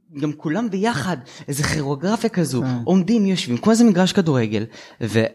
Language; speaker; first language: Hebrew; native; Hebrew